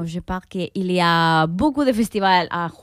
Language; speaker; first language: French; non-native, fluent; Spanish